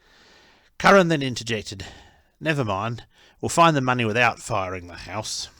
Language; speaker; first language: English; native; English